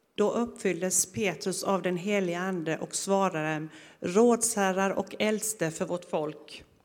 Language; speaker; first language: Swedish; native; Swedish